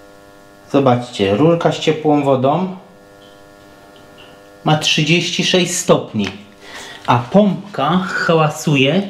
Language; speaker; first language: Polish; native; Polish